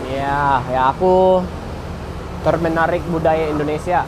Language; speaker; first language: Indonesian; non-native, learner; English